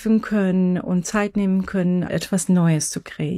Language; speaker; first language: German; non-native, fluent; Persian